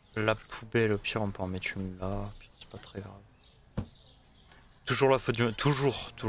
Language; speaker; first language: French; native; French